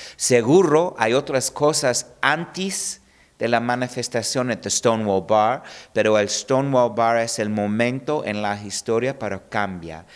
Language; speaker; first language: Spanish; non-native, learner; English